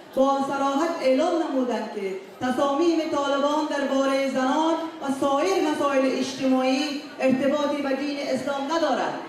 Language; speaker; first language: Persian; non-native, local second language; Uzbek